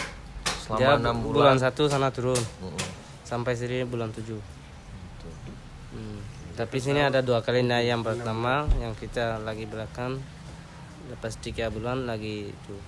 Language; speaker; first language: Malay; non-native, local second language; Rohingya